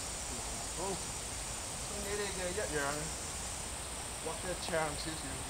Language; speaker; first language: Cantonese; non-native, learner; English